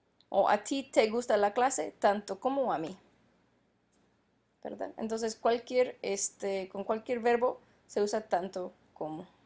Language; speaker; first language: Spanish; non-native, fluent; English